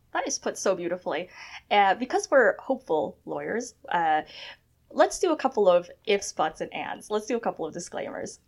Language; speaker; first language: English; early bilingual, other home language; Chinese